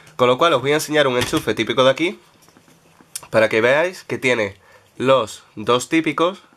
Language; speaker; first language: Spanish; native; Spanish